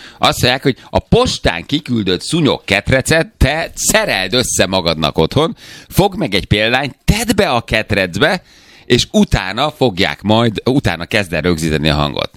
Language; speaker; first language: Hungarian; native; Hungarian